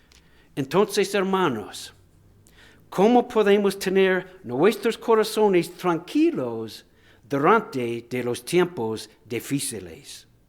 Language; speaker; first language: Spanish; non-native, fluent; English